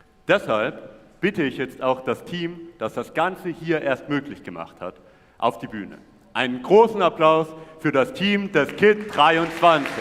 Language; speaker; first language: German; native; German